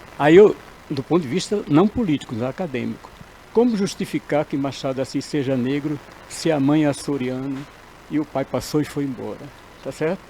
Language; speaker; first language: Portuguese; native; Portuguese